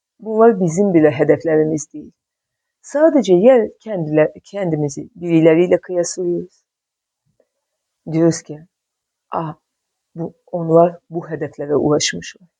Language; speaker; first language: Turkish; non-native, fluent; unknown